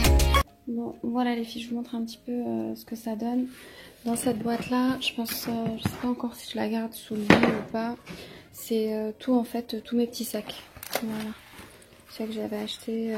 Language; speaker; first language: French; native; French